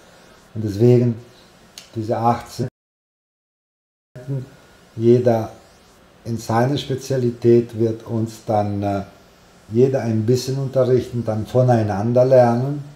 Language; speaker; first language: German; non-native, fluent; Italian